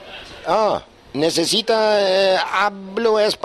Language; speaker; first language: Spanish; non-native, learner; German